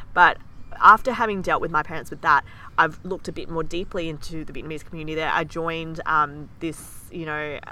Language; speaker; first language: English; native; English